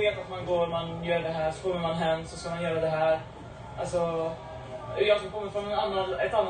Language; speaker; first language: Swedish; non-native, fluent; Arabic